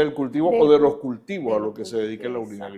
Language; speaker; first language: Spanish; native; Spanish